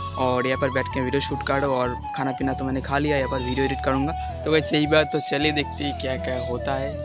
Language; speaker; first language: Hindi; non-native, local second language; Bangla